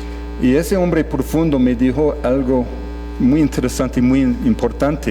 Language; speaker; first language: Spanish; non-native, fluent; English